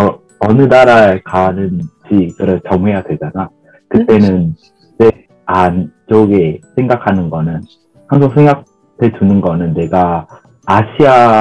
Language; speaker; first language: Korean; non-native, fluent; Vietnamese